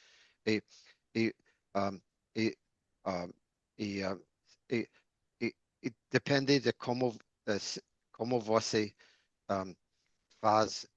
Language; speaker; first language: Portuguese; non-native, learner; English